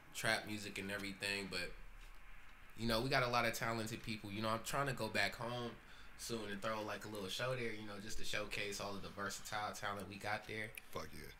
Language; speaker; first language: English; native; English